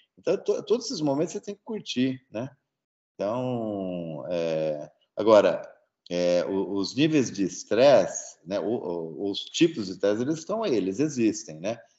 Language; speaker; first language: Portuguese; native; Portuguese